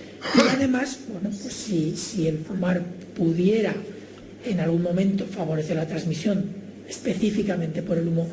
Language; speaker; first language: Spanish; native; Spanish